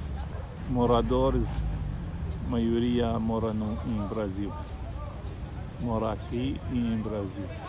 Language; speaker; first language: Portuguese; non-native, local second language; Arabic